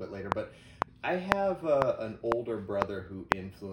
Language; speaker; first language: English; native; English